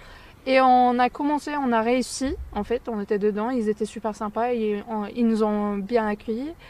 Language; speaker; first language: French; non-native, fluent; Turkish